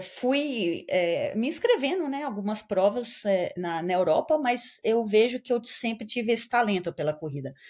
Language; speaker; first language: Portuguese; native; Portuguese